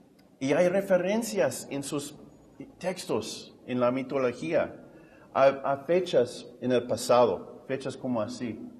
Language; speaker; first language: Spanish; non-native, fluent; English